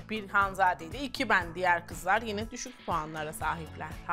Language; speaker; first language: Turkish; native; Turkish